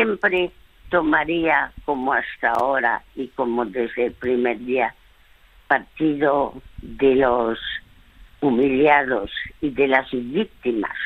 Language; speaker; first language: Spanish; early bilingual, other home language; French